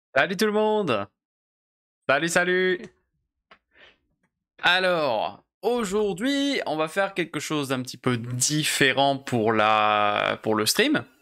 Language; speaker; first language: French; native; French